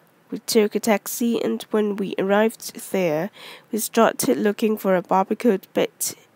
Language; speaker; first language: English; non-native, local second language; Cantonese